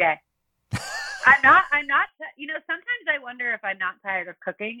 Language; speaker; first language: English; native; English